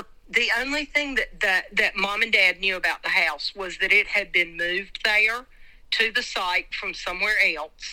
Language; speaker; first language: English; native; English